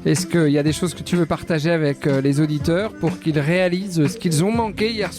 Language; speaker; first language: French; native; French